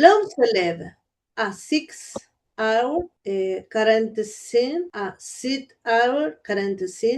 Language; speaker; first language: French; non-native, learner; Spanish